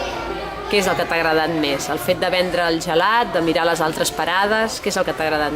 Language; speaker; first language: Catalan; native; Catalan